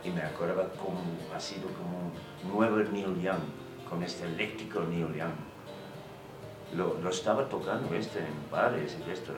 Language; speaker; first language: Spanish; non-native, fluent; English